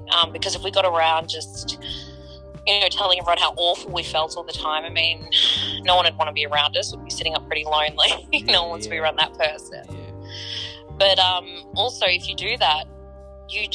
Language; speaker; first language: English; native; English